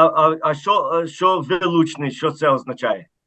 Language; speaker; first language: Ukrainian; early bilingual, heritage; Ukrainian